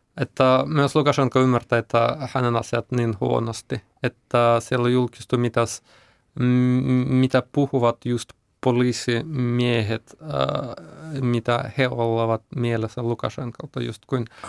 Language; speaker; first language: Finnish; non-native, learner; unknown